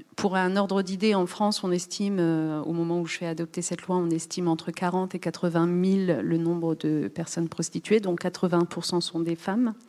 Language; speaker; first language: French; early bilingual, other home language; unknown